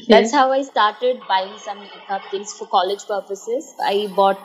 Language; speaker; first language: English; non-native, local second language; Malayalam